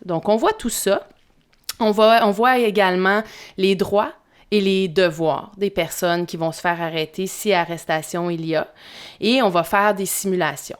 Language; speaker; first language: French; native; French